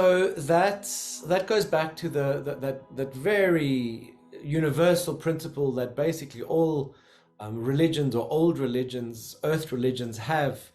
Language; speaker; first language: English; native; English